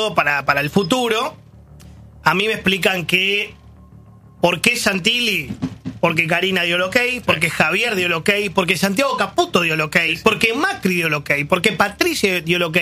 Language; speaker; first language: Spanish; native; Spanish